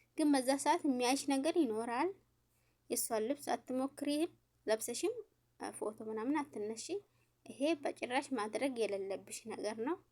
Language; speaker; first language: Amharic; native; Amharic